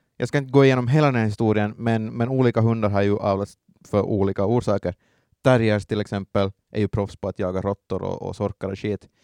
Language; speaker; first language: Swedish; native; Swedish